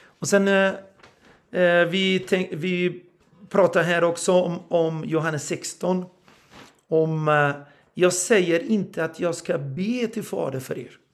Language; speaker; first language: Swedish; non-native, fluent; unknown